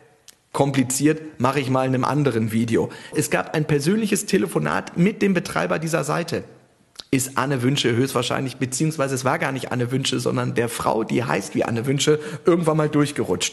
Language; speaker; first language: German; native; German